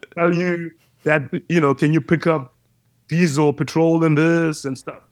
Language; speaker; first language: English; non-native, local second language; Shona